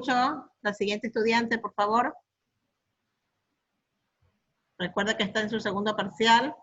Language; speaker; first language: Spanish; native; Spanish